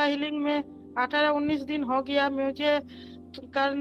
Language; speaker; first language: Hindi; non-native, local second language; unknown